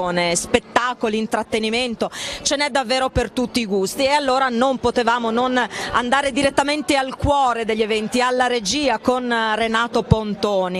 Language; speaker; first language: Italian; native; Italian